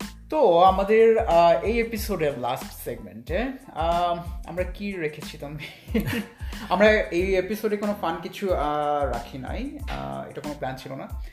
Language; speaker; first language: Bangla; native; Bangla